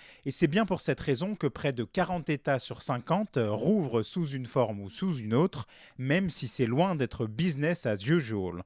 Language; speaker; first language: French; native; French